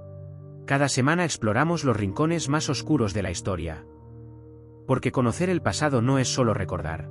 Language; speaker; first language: Spanish; native; Spanish